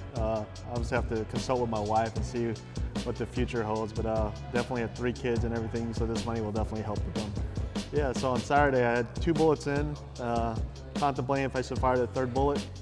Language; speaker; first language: English; native; English